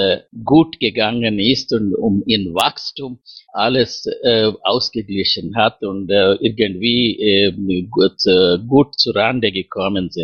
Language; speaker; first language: German; non-native, fluent; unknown